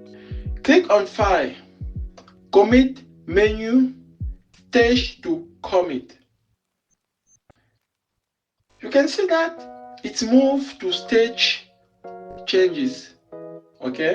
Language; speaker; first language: English; non-native, fluent; French